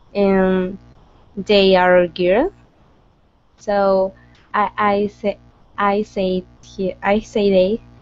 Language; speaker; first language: English; non-native, learner; Spanish